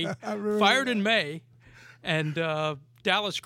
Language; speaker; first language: English; native; English